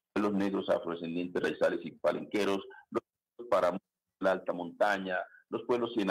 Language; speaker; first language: Spanish; native; Spanish